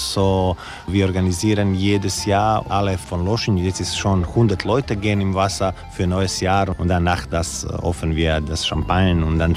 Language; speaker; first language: German; non-native, learner; Croatian